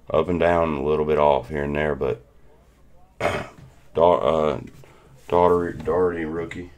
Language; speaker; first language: English; native; English